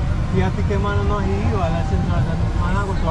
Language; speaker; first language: Spanish; non-native, learner; English